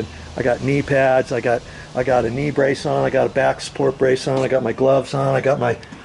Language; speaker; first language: English; native; English